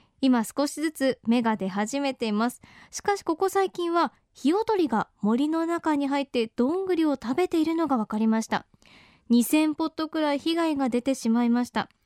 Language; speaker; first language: Japanese; native; Japanese